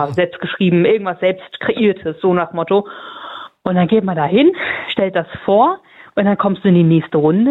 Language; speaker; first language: German; native; German